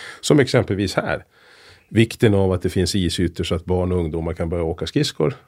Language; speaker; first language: Swedish; native; Swedish